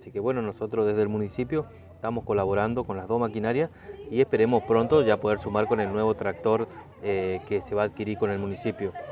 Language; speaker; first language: Spanish; native; Spanish